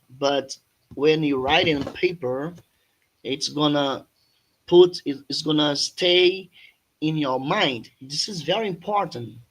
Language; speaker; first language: English; non-native, fluent; Portuguese